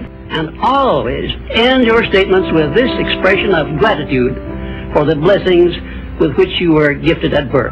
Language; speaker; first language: English; native; English